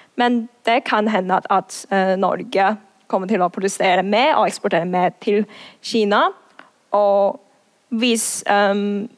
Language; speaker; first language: Norwegian; non-native, fluent; Cantonese